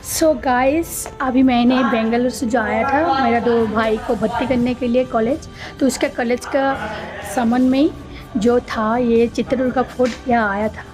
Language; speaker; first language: Hindi; non-native, local second language; Bangla